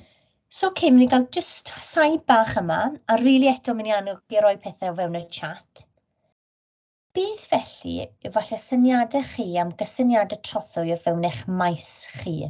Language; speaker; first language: Welsh; native; Welsh